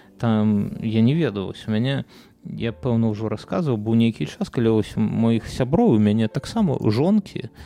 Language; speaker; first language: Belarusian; non-native, local second language; Russian